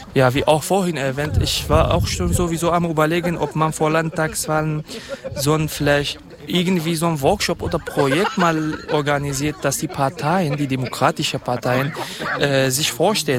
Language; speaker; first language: German; non-native, fluent; Kurdish